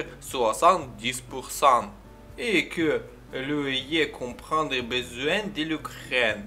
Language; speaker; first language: French; non-native, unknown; Ukrainian